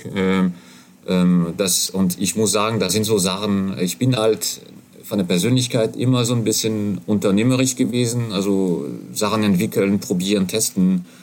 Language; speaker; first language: German; non-native, fluent; French